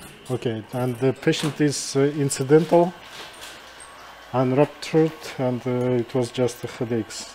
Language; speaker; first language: English; non-native, fluent; Kazakh